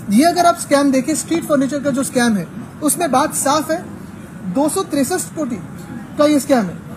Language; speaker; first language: Hindi; non-native, local second language; Marathi